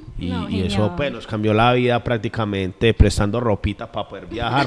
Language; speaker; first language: Spanish; native; Spanish